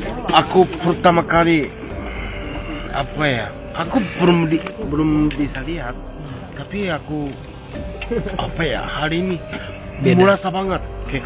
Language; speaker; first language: Indonesian; non-native, learner; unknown